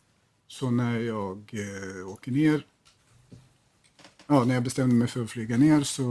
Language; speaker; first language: Swedish; native; Swedish